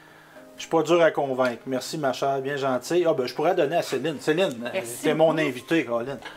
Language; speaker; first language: French; native; French